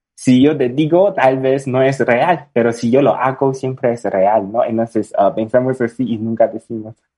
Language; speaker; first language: Spanish; non-native, fluent; Chinese